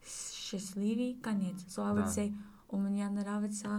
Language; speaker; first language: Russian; non-native, learner; English